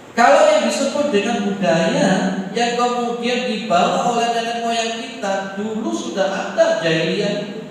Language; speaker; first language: Indonesian; non-native, local second language; Javanese